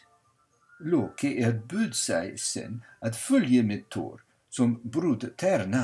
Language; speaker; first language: Swedish; non-native, fluent; English